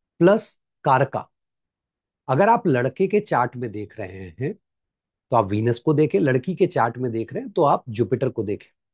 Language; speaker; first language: Hindi; native; Hindi